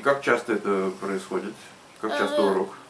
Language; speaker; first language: Russian; native; Russian